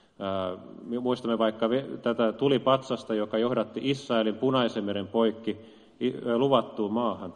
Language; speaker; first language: Finnish; native; Finnish